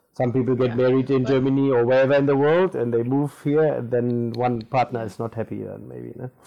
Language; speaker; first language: English; non-native, local second language; German